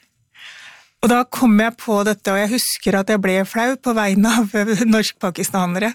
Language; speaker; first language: Norwegian; early bilingual, other home language; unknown